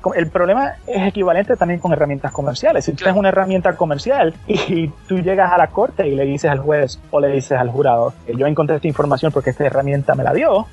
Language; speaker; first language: Spanish; native; Spanish